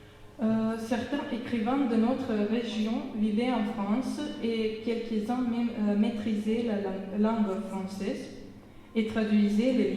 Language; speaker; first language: French; non-native, fluent; Serbian